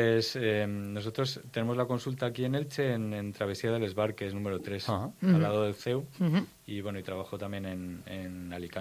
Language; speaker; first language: Spanish; native; Spanish